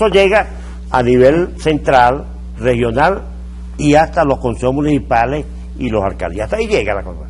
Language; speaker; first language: Spanish; native; Spanish